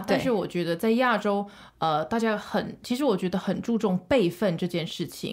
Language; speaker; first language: Chinese; native; Chinese